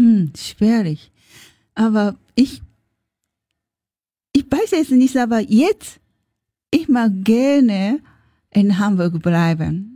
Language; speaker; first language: German; non-native, learner; Japanese